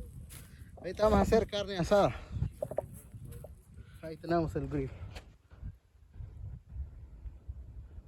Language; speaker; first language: Spanish; native; Spanish